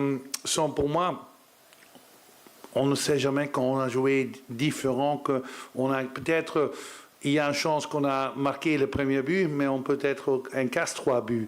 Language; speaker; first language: French; non-native, learner; Dutch